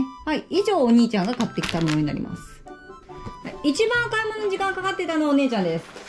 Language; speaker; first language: Japanese; native; Japanese